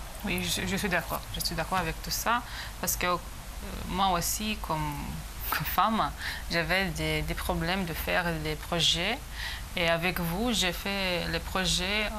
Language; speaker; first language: French; non-native, fluent; Romanian